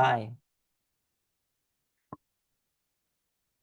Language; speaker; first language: English; non-native, learner; Indonesian